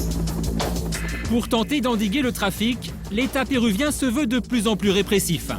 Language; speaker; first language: French; native; French